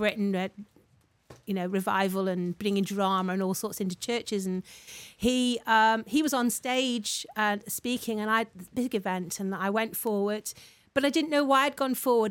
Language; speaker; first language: English; native; English